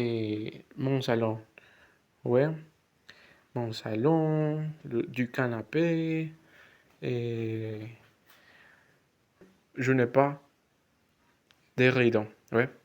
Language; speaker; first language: French; non-native, learner; Spanish